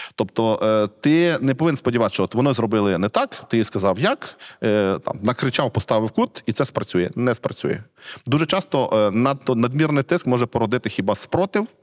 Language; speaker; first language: Ukrainian; native; Ukrainian